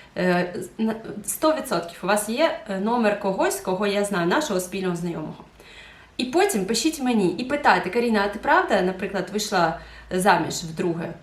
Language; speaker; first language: Ukrainian; non-native, local second language; Russian